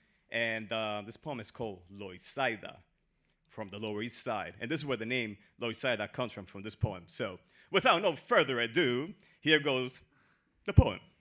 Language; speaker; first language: English; native; English